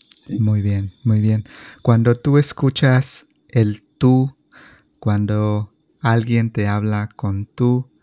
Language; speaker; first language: Spanish; native; Spanish